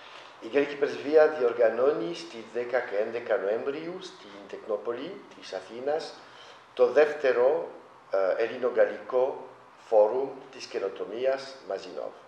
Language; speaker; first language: Greek; non-native, fluent; French